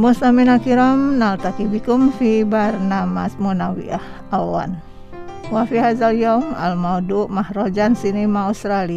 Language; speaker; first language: Arabic; non-native, fluent; Indonesian